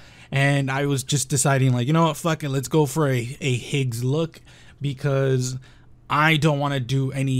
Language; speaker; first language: English; native; English